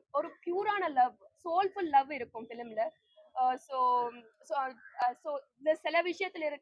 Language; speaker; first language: Tamil; non-native, fluent; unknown